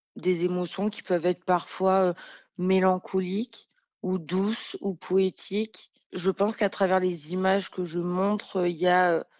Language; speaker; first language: French; native; French